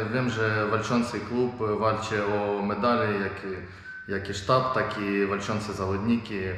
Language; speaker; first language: Polish; non-native, learner; Ukrainian